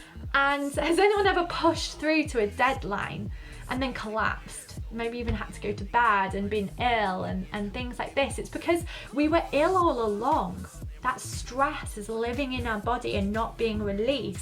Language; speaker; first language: English; native; English